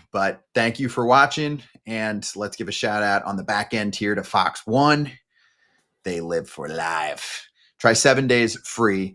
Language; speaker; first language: English; native; English